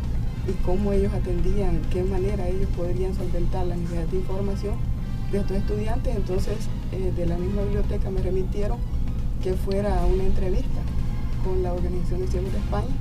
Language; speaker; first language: Spanish; native; Spanish